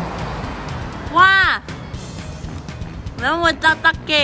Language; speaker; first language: Korean; non-native, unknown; Cantonese